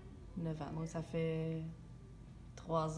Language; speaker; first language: French; native; French